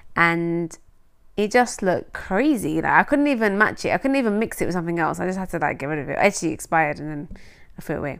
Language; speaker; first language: English; native; English